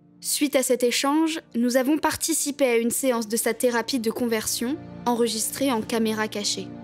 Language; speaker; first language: French; native; French